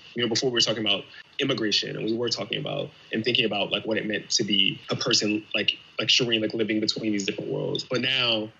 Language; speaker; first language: English; native; English